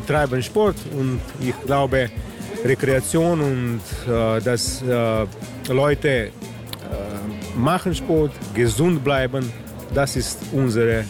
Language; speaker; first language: German; non-native, learner; Slovenian